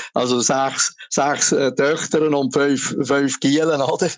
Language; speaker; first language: German; native; German